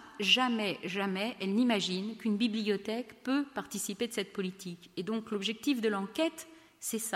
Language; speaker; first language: French; native; French